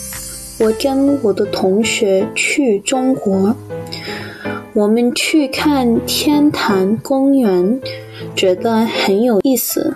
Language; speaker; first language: Chinese; non-native, learner; English